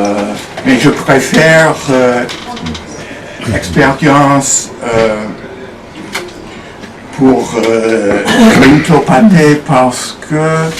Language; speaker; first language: French; non-native, fluent; English